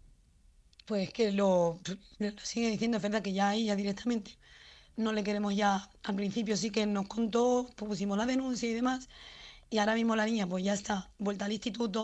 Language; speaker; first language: Spanish; native; Spanish